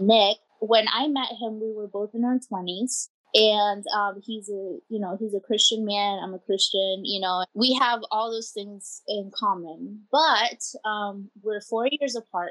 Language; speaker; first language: English; early bilingual, other home language; Spanish